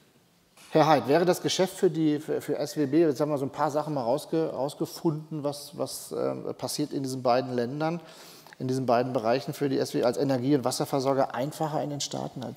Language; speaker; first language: German; native; German